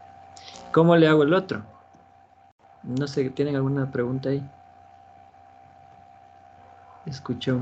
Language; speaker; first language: Spanish; native; Spanish